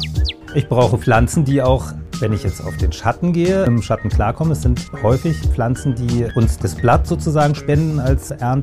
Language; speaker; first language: German; native; German